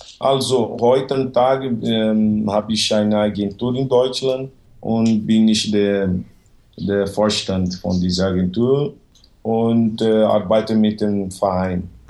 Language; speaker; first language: German; non-native, learner; Portuguese